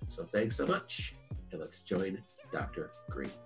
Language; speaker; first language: English; native; English